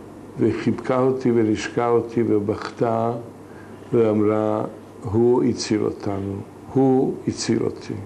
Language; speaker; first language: Hebrew; non-native, fluent; Hungarian